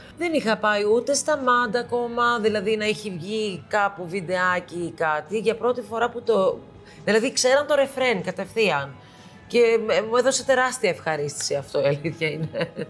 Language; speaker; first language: Greek; early bilingual, heritage; Greek